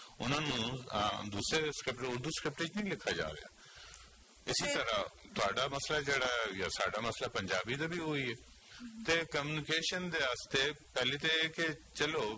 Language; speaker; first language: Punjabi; non-native, local second language; Northern Hindko